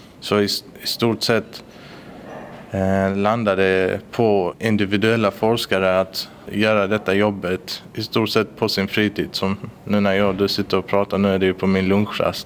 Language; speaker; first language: Swedish; early bilingual, other home language; Persian